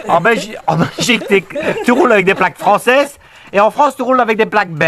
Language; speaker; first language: French; native; French